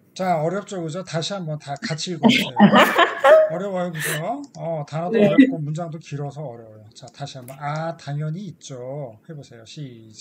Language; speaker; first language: Korean; native; Korean